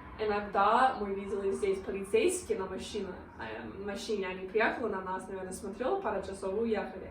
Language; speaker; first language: Russian; non-native, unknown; English